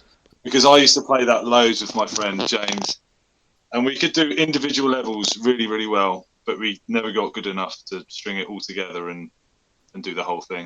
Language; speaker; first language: English; native; English